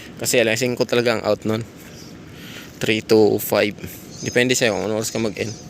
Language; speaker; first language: Filipino; non-native, local second language; Cebuano